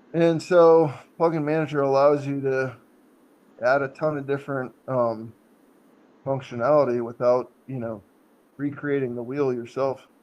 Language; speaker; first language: English; native; English